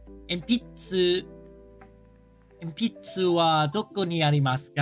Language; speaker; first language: Japanese; non-native, learner; English